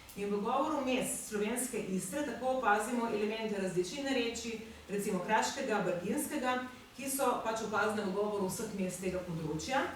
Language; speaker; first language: Slovenian; native; Slovenian